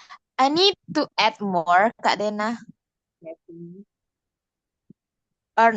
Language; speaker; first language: English; non-native, learner; Indonesian